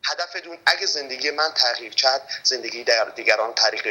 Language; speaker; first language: Persian; native; Persian